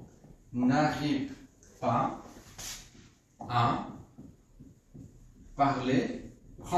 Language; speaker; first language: French; non-native, fluent; Bangla